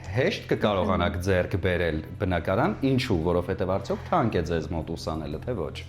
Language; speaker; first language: Armenian; native; Armenian